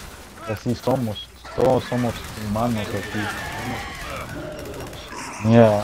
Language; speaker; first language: Spanish; early bilingual, heritage; Spanish